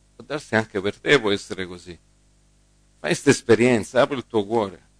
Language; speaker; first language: Italian; early bilingual, heritage; English